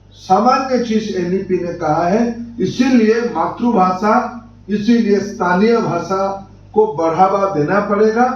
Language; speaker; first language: Hindi; non-native, local second language; Odia